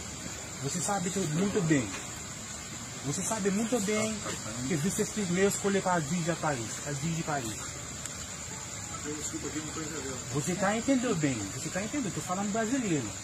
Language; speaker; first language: Portuguese; non-native, learner; Haitian Creole